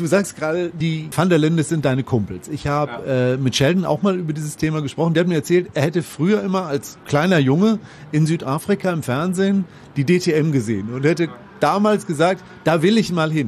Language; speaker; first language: German; native; German